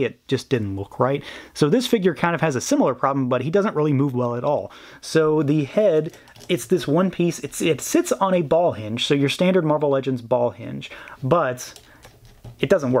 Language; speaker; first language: English; native; English